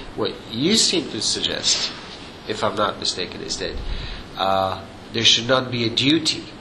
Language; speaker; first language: English; non-native, fluent; Slovak